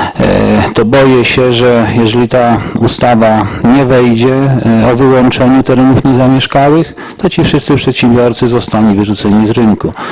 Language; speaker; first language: Polish; native; Polish